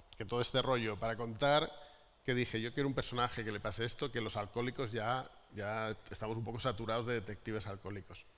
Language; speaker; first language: Spanish; native; Spanish